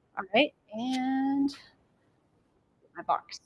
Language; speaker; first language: English; native; English